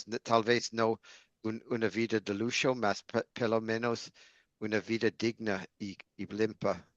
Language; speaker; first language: Portuguese; non-native, learner; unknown